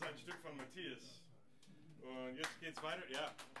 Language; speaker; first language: German; non-native, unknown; English